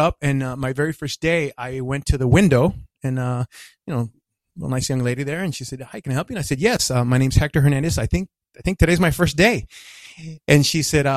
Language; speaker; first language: English; early bilingual, other home language; Spanish